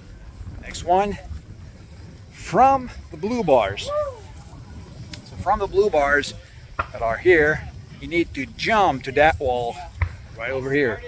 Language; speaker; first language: English; non-native, local second language; French